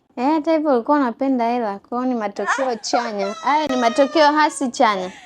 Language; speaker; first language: Swahili; native; Swahili